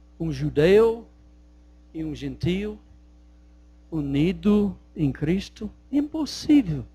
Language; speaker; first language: Portuguese; non-native, fluent; English